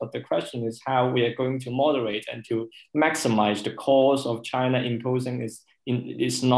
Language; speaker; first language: English; non-native, local second language; Cantonese